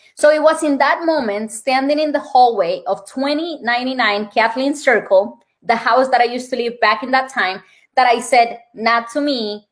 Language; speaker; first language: English; non-native, fluent; Spanish